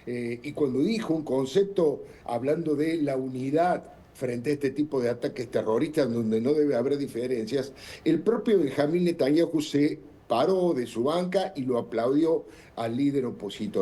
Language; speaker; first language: Spanish; native; Spanish